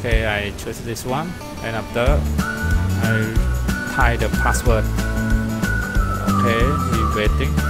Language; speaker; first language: English; non-native, learner; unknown